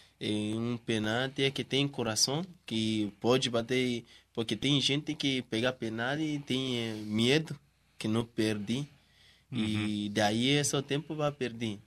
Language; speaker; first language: Portuguese; non-native, learner; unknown